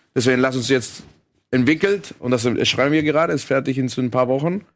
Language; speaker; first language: German; non-native, fluent; Spanish